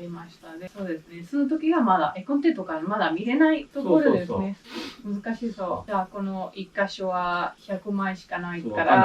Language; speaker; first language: Japanese; non-native, learner; English